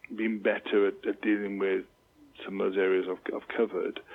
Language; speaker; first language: English; native; English